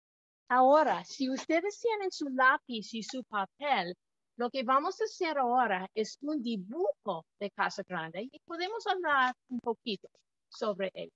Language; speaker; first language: Spanish; non-native, fluent; English